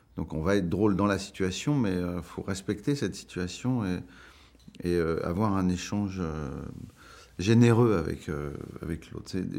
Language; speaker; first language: French; native; French